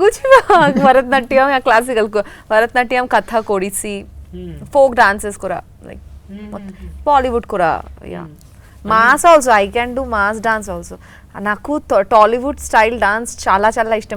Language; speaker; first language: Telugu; non-native, learner; Bangla